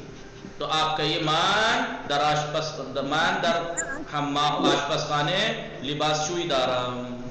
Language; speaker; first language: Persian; non-native, fluent; Urdu